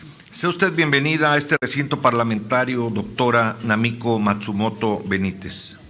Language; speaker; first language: Spanish; native; Spanish